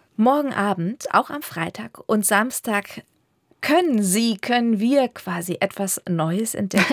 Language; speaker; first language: German; native; German